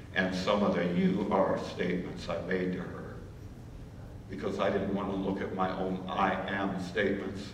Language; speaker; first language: English; native; English